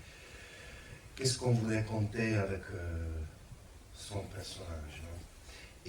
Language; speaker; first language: French; non-native, fluent; Italian